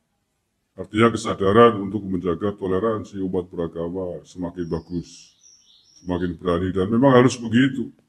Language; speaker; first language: Indonesian; native; Indonesian